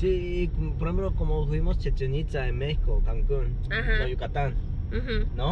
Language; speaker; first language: Spanish; non-native, learner; Japanese